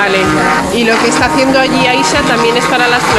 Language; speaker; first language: Spanish; native; Spanish